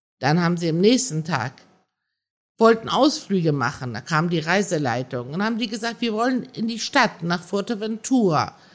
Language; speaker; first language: German; early bilingual, other home language; Persian